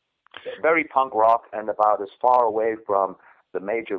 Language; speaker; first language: English; native; English